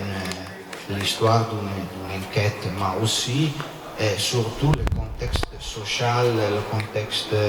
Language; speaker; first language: French; non-native, learner; Italian